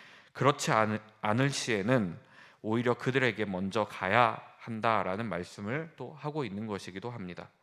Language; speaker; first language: Korean; native; Korean